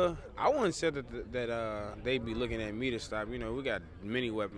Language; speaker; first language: English; native; English